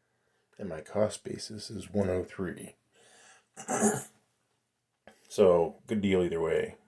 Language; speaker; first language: English; native; English